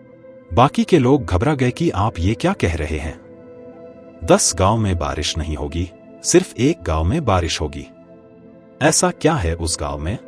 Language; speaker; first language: Hindi; native; Hindi